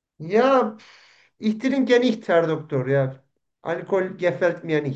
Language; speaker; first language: German; non-native, learner; Turkish